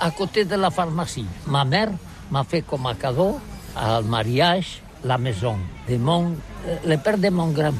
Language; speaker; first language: French; non-native, learner; Catalan